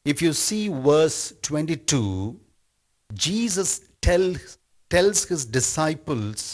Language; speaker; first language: English; non-native, local second language; Tamil